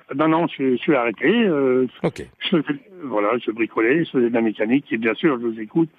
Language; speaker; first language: French; native; French